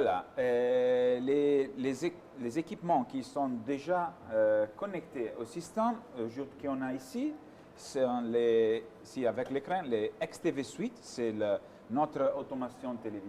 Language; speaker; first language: French; non-native, fluent; Italian